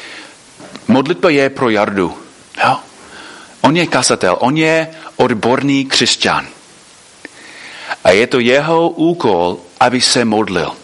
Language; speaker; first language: Czech; non-native, fluent; English